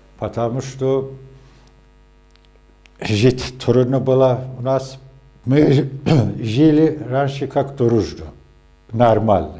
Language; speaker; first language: Russian; non-native, local second language; Azerbaijani